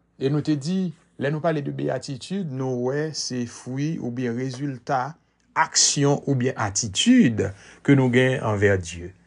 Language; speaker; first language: French; non-native, local second language; Haitian Creole